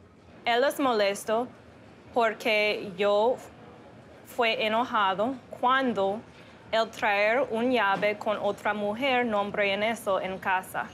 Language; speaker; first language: Spanish; non-native, learner; English